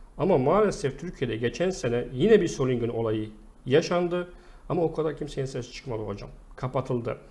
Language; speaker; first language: Turkish; non-native, fluent; Arabic